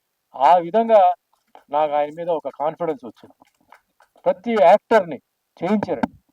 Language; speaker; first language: Telugu; native; Telugu